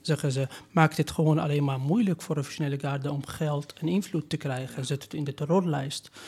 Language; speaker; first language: Dutch; non-native, learner; Persian